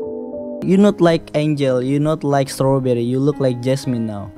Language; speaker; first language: English; non-native, learner; Indonesian